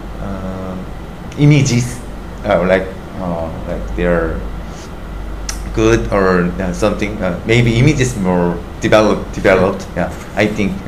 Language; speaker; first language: English; non-native, learner; Korean